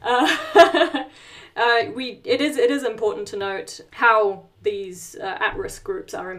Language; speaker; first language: English; native; English